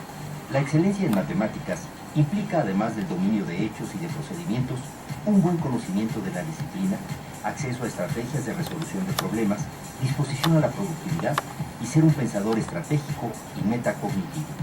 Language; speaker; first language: Spanish; native; Spanish